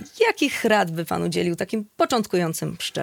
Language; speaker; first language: Polish; native; Polish